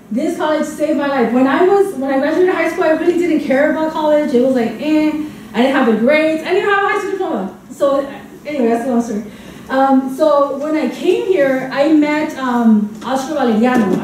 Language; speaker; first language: English; native; English